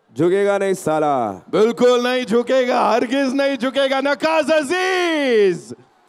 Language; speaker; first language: Hindi; native; Hindi